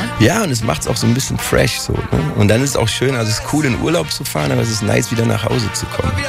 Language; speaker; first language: German; native; German